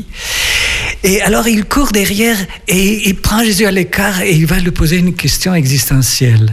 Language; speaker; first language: French; non-native, fluent; Spanish